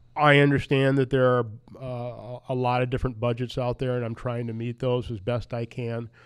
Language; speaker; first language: English; native; English